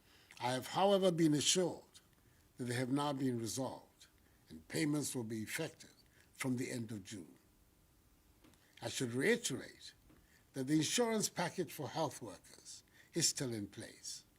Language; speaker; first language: English; non-native, local second language; Akan